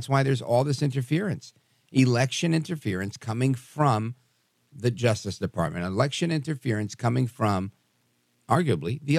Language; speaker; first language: English; native; English